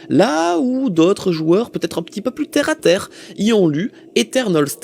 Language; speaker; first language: French; native; French